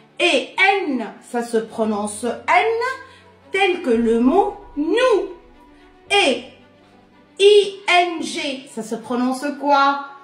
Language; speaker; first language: French; non-native, local second language; Arabic